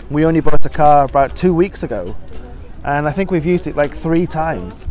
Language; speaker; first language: English; native; English